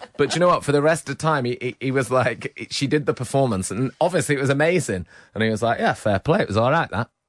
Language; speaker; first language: English; native; English